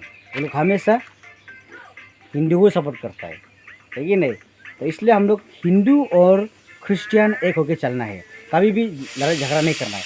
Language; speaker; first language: Hindi; non-native, local second language; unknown